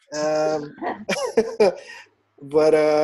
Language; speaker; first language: English; non-native, local second language; Filipino